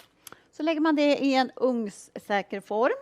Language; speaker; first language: Swedish; native; Swedish